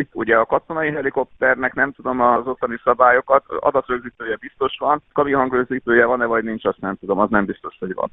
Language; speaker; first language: Hungarian; native; Hungarian